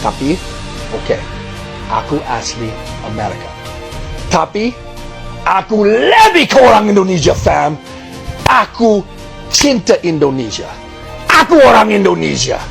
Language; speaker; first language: Indonesian; non-native, fluent; English